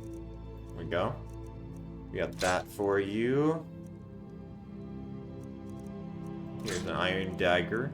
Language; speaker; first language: English; native; English